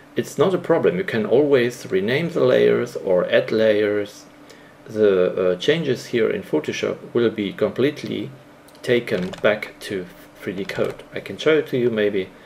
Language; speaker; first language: English; non-native, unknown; German